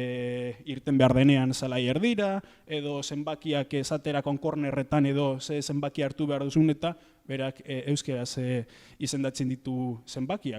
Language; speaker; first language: Basque; native; Basque